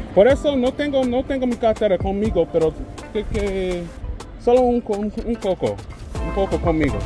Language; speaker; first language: Spanish; non-native, learner; English